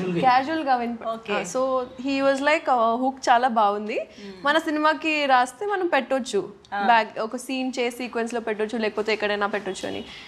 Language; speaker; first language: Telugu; non-native, local second language; Urdu